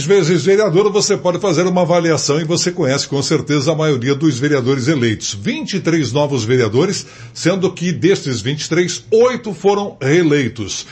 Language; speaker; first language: Portuguese; native; Portuguese